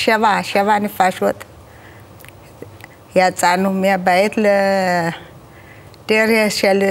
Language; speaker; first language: Hebrew; non-native, learner; Amharic